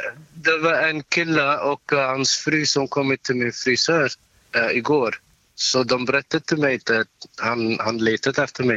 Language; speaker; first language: Swedish; non-native, learner; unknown